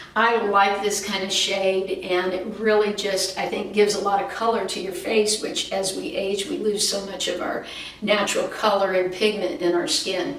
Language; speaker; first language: English; native; English